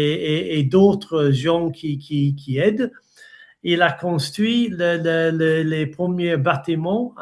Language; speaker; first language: French; non-native, fluent; English